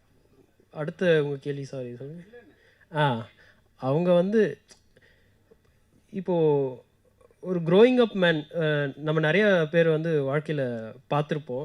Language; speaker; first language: Tamil; native; Tamil